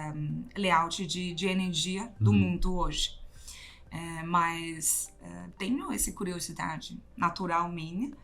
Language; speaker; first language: Portuguese; non-native, fluent; Chinese